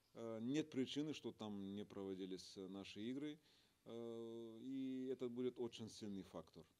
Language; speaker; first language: Russian; non-native, fluent; Bulgarian